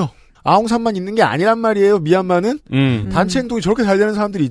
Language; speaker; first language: Korean; native; Korean